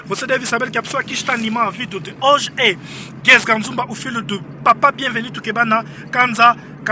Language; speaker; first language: Portuguese; non-native, learner; Lingala